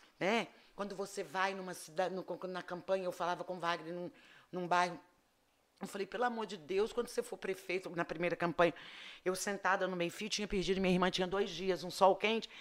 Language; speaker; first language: Portuguese; native; Portuguese